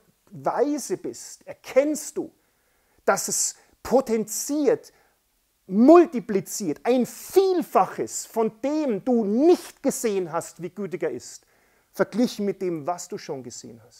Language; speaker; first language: German; native; German